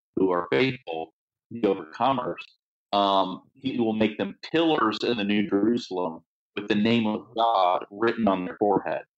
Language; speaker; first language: English; native; English